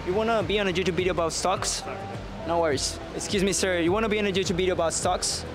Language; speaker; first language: English; non-native, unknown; Spanish